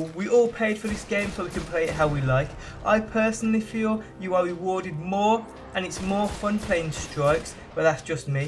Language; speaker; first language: English; native; English